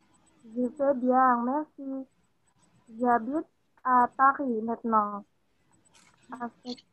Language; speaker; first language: French; non-native, learner; Indonesian